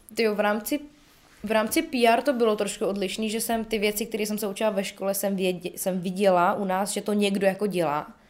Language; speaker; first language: Czech; early bilingual, other home language; Bulgarian